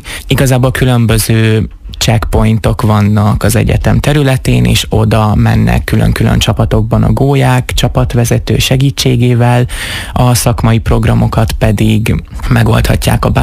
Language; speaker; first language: Hungarian; native; Hungarian